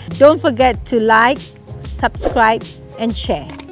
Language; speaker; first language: English; non-native, local second language; Malay